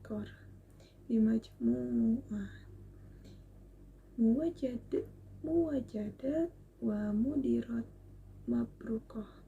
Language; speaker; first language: Arabic; non-native, learner; Indonesian